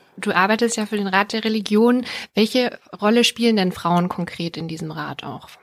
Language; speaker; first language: German; native; German